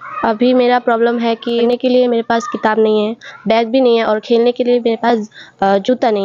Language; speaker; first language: Hindi; non-native, local second language; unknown